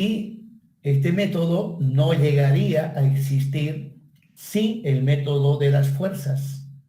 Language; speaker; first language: Spanish; native; Spanish